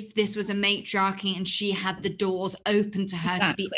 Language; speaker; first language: English; native; English